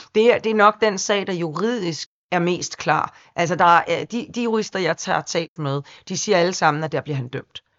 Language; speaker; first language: Danish; native; Danish